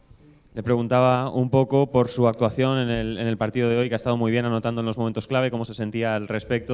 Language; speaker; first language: Spanish; native; Spanish